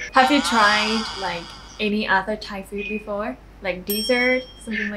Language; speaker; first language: English; non-native, fluent; Thai